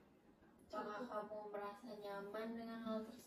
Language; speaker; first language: Indonesian; native; Indonesian